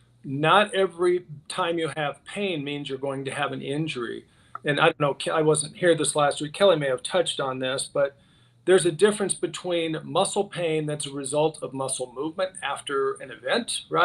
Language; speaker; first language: English; native; English